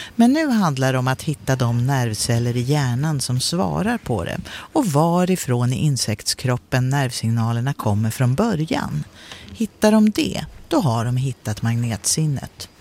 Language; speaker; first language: Swedish; native; Swedish